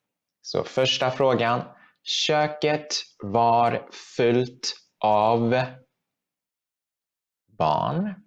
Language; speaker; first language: Swedish; non-native, fluent; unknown